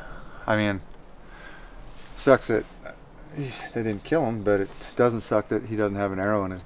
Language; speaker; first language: English; native; English